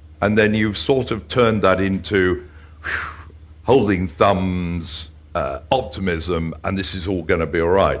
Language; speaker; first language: English; native; English